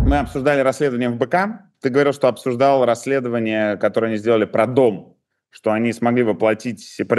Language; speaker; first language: Russian; native; Russian